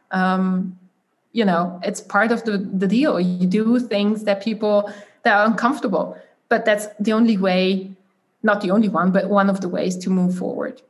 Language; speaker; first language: English; non-native, fluent; German